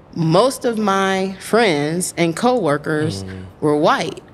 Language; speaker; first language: English; native; English